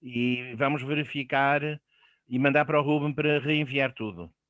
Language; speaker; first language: Portuguese; non-native, fluent; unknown